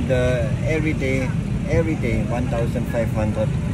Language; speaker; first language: English; non-native, learner; German